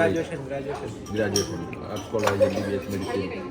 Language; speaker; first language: English; non-native, local second language; Malayalam